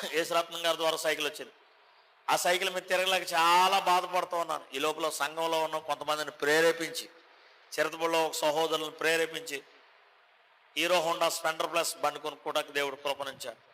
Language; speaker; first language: Telugu; native; Telugu